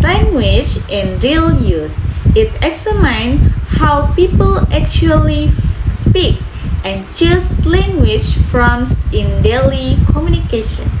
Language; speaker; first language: English; non-native, local second language; Indonesian